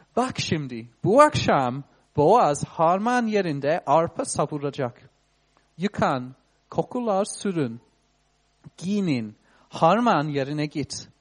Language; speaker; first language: Turkish; non-native, fluent; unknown